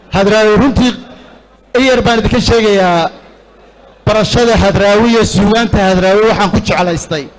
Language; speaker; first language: Somali; native; Somali